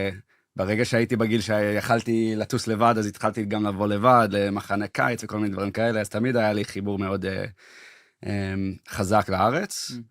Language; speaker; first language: Hebrew; early bilingual, heritage; English